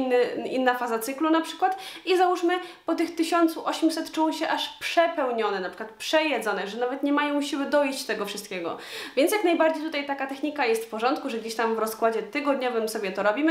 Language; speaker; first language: Polish; native; Polish